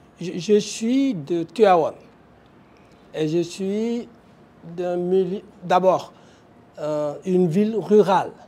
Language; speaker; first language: French; non-native, local second language; Wolof